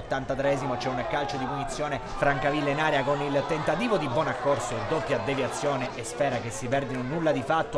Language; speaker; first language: Italian; native; Italian